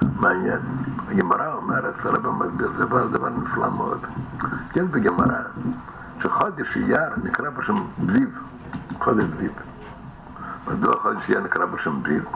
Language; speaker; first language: Hebrew; non-native, fluent; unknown